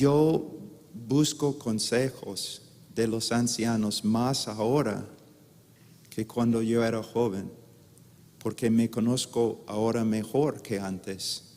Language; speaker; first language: Spanish; non-native, fluent; English